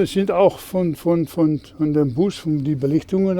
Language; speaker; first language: German; non-native, learner; Dutch